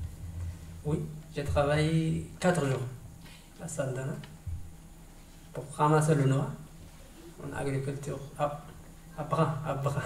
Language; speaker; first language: French; non-native, learner; Tigrinya